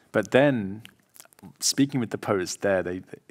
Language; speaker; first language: English; native; English